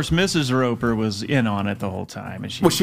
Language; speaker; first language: English; native; English